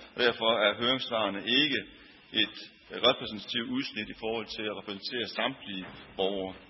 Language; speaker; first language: Danish; early bilingual, other home language; Turkish